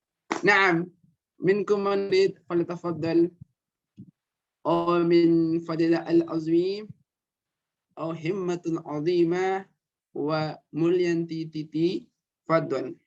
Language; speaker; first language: Arabic; non-native, fluent; Indonesian